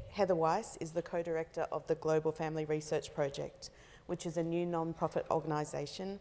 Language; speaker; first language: English; native; English